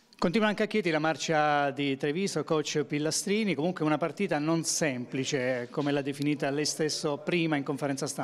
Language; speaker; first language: Italian; native; Italian